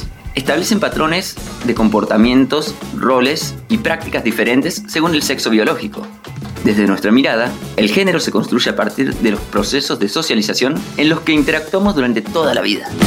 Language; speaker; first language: Spanish; native; Spanish